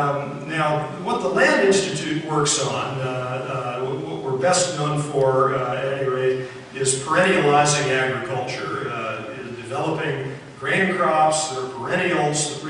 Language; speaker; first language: English; native; English